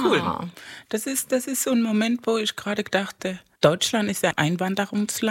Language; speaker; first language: German; non-native, fluent; Spanish